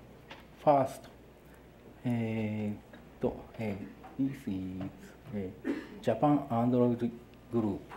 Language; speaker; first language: English; non-native, learner; Japanese